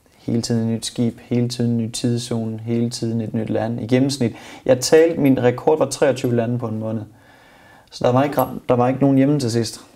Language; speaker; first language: Danish; native; Danish